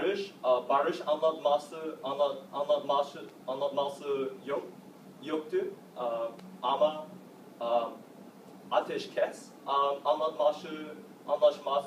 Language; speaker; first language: Turkish; non-native, learner; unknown